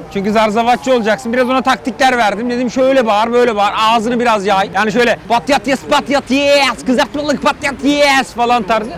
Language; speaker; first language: Turkish; native; Turkish